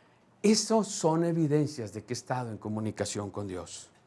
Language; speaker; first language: Spanish; native; Spanish